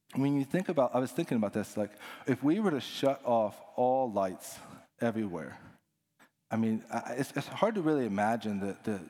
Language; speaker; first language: English; native; English